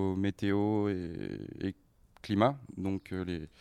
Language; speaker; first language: French; native; French